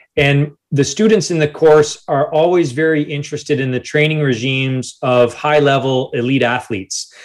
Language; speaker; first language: English; native; English